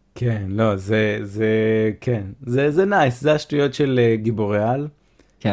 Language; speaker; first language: Hebrew; native; Hebrew